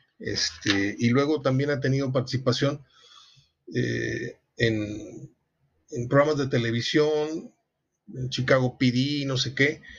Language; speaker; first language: Spanish; native; Spanish